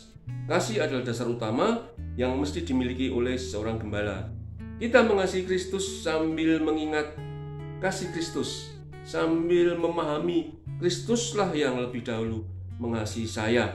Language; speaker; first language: Indonesian; native; Indonesian